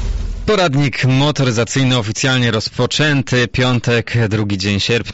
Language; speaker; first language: Polish; native; Polish